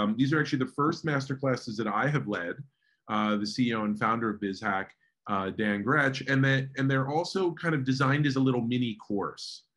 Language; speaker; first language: English; early bilingual, other home language; Spanish